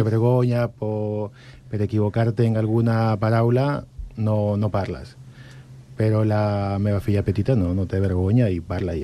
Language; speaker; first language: Catalan; non-native, fluent; Spanish